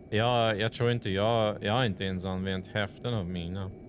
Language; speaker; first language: Swedish; non-native, fluent; English